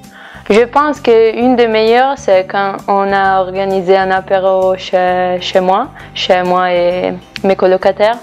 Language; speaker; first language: French; non-native, fluent; Italian